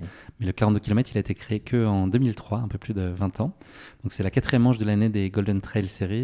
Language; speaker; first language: French; native; French